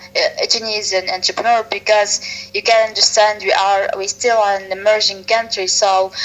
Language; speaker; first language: English; non-native, fluent; Arabic